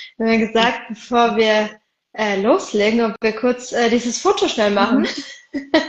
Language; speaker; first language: German; early bilingual, other home language; Arabic